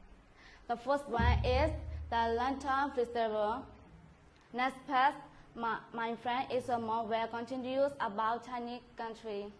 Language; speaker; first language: English; non-native, learner; Mon